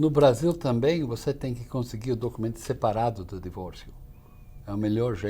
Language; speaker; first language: Portuguese; non-native, fluent; English